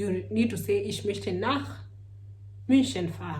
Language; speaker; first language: German; non-native, learner; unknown